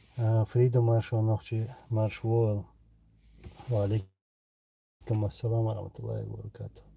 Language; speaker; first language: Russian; non-native, local second language; Chechen